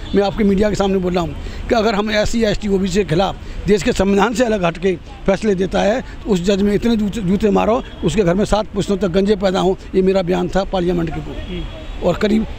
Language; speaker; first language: Hindi; native; Hindi